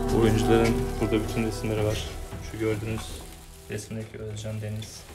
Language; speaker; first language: Turkish; native; Turkish